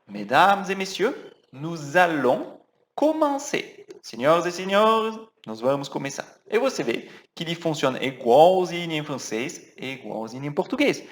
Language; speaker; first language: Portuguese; non-native, fluent; French